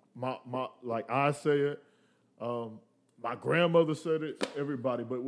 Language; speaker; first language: English; early bilingual, other home language; Spanish